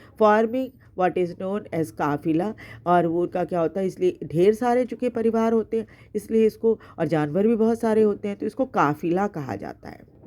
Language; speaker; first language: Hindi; native; Hindi